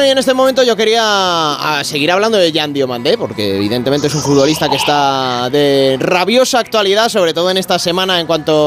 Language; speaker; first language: Spanish; native; Spanish